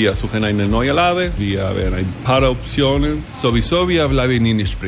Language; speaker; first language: German; non-native, learner; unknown